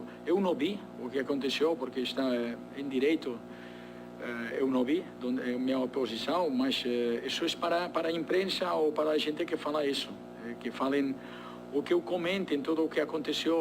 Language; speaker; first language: Portuguese; non-native, fluent; Spanish